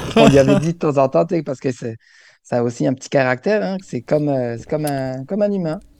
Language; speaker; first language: French; native; French